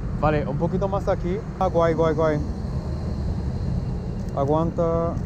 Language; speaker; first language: Spanish; non-native, fluent; English